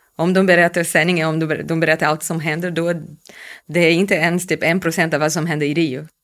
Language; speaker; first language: Swedish; non-native, fluent; Portuguese